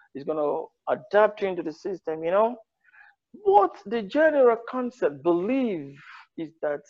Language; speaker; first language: English; non-native, local second language; Yoruba